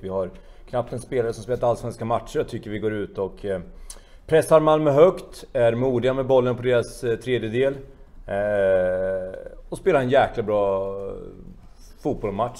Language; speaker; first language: Swedish; native; Swedish